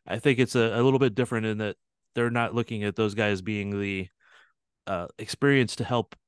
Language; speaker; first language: English; native; English